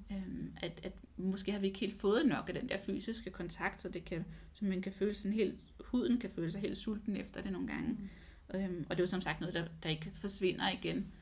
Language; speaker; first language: Danish; non-native, fluent; English